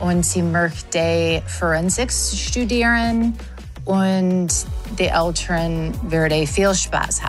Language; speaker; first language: German; non-native, learner; English